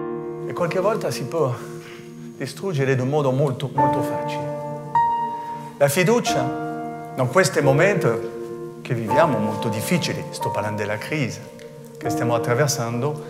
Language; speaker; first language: Italian; non-native, fluent; French